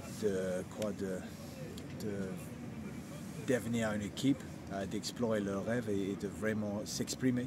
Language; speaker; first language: French; non-native, fluent; English